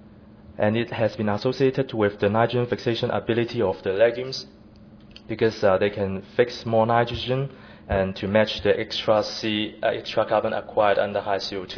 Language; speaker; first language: English; non-native, fluent; Chinese